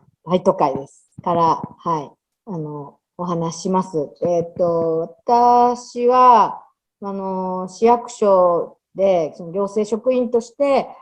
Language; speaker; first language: Japanese; native; Japanese